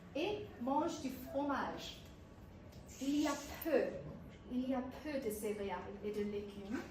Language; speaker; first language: French; non-native, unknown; English